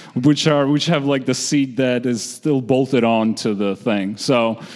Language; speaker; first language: English; early bilingual, other home language; Georgian